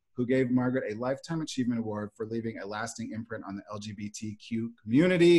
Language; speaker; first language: English; native; English